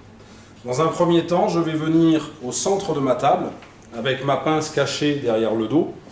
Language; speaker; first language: French; native; French